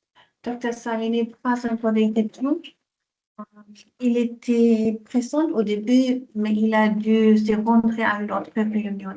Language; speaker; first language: French; non-native, fluent; Dutch